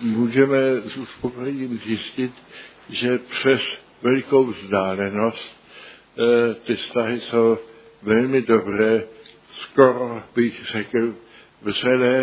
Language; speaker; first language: Czech; early bilingual, heritage; Czech